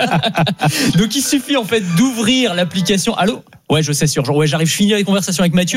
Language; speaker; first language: French; native; French